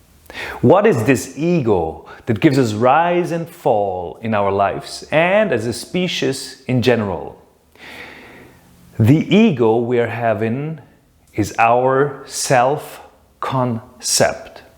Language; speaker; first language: English; non-native, fluent; German